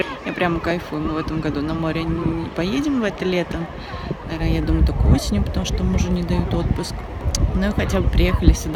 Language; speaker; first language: Russian; native; Russian